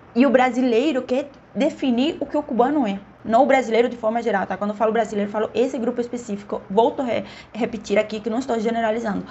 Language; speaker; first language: Portuguese; non-native, fluent; Spanish